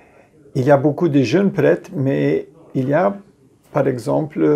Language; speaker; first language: French; non-native, fluent; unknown